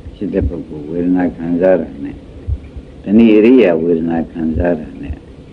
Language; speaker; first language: Burmese; native; Burmese